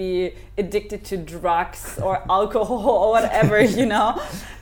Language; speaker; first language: English; non-native, fluent; German